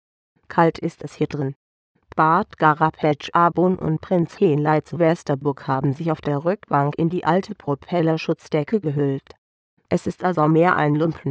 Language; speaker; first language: German; native; German